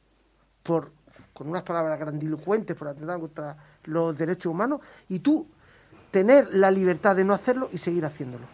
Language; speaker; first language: Spanish; native; Spanish